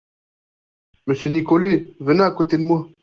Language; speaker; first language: French; native; French